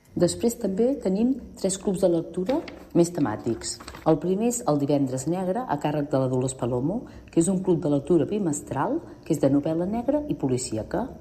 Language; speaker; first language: Catalan; native; Catalan